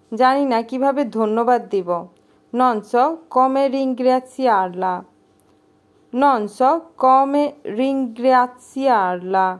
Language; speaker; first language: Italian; non-native, learner; Bangla